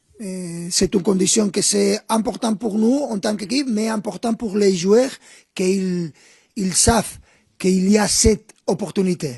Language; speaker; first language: French; non-native, fluent; Spanish